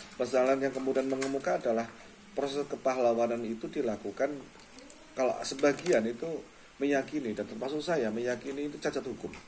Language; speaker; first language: Indonesian; native; Indonesian